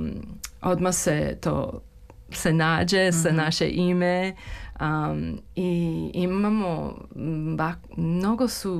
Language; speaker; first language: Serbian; early bilingual, heritage; Serbian